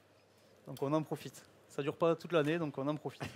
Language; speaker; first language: French; native; French